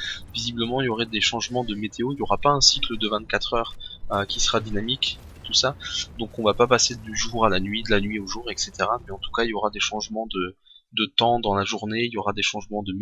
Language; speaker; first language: French; native; French